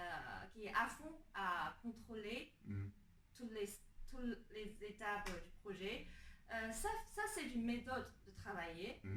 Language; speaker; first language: French; non-native, fluent; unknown